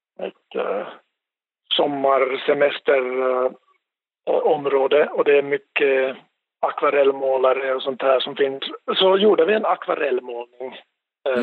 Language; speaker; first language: Swedish; non-native, local second language; Finnish